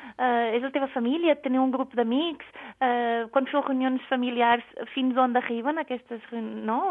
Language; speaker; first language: Catalan; non-native, fluent; Portuguese